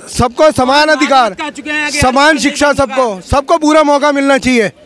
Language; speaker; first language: Hindi; native; Hindi